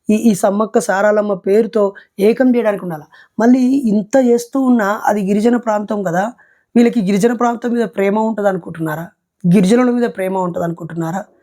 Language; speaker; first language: Telugu; native; Telugu